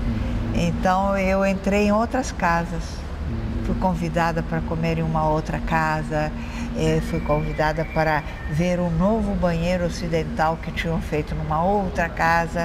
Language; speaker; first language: Portuguese; early bilingual, other home language; Italian